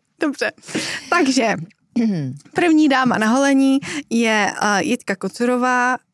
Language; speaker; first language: Czech; native; Czech